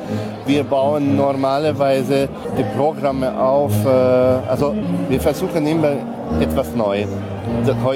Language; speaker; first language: German; non-native, local second language; Hungarian